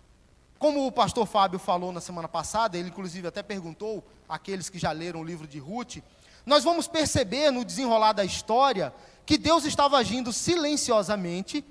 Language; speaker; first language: Portuguese; native; Portuguese